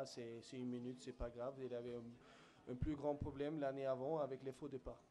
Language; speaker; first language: French; non-native, fluent; Swedish